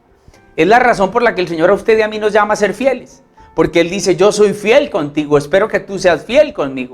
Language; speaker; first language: Spanish; native; Spanish